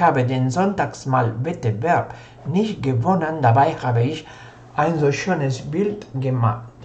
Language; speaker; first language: German; non-native, fluent; Spanish